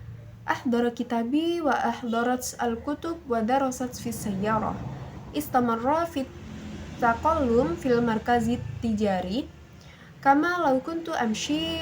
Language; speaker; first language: Arabic; non-native, learner; Indonesian